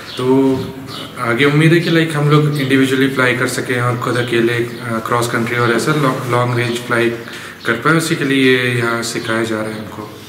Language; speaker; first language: Hindi; non-native, local second language; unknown